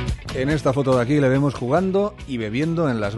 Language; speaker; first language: Spanish; native; Spanish